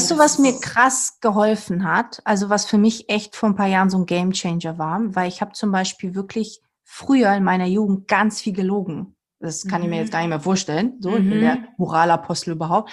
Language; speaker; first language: German; early bilingual, other home language; Portuguese